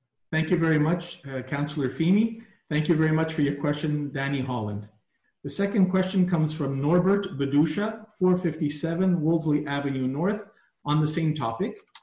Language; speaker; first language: English; native; English